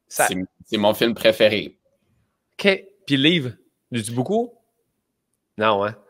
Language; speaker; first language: French; early bilingual, other home language; Romanian